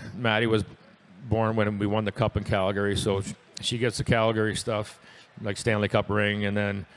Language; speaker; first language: English; native; English